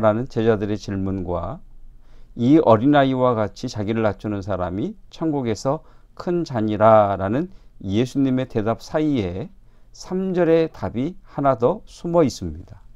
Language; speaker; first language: Korean; native; Korean